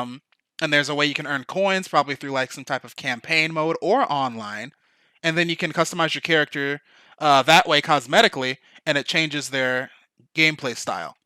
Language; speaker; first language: English; native; English